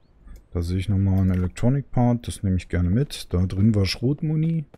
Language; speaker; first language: German; native; German